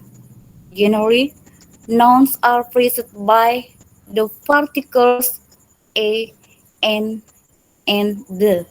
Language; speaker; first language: English; non-native, learner; Indonesian